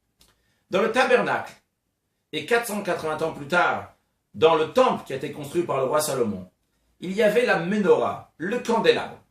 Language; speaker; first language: French; native; French